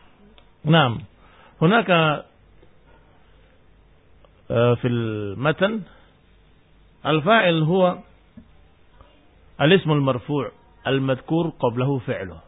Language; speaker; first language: Arabic; non-native, fluent; Indonesian